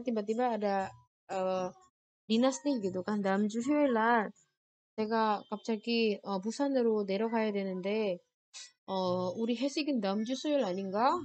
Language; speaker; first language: Korean; non-native, fluent; Indonesian